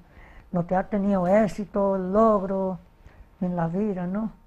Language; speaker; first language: Spanish; early bilingual, heritage; Spanish